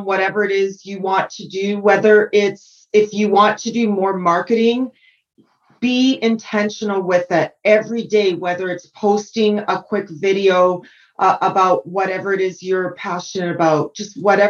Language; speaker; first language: English; native; English